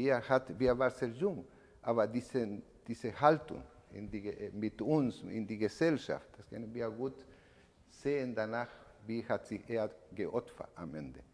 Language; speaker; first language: German; non-native, learner; Spanish